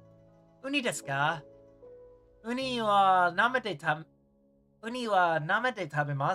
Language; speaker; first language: Japanese; non-native, learner; English